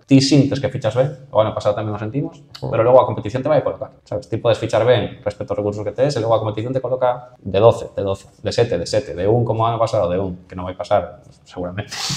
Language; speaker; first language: Galician; non-native, local second language; Spanish